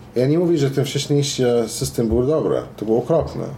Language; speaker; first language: Polish; non-native, fluent; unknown